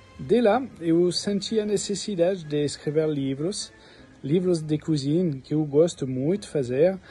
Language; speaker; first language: Portuguese; non-native, fluent; French